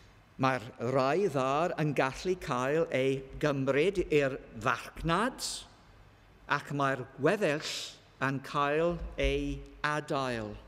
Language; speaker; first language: Welsh; non-native, learner; English